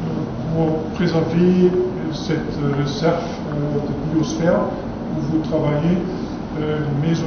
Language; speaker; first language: French; non-native, fluent; German